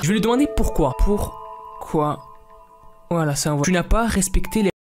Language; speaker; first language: French; native; French